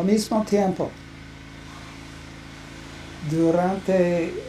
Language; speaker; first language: Spanish; non-native, learner; English